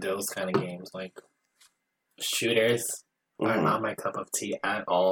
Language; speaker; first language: English; non-native, fluent; Portuguese